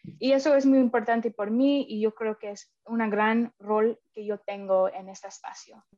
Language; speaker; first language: Spanish; early bilingual, heritage; Spanish